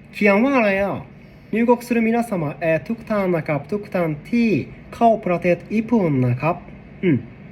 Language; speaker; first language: Thai; non-native, learner; Japanese